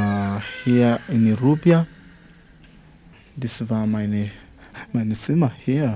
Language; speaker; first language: German; non-native, learner; Swahili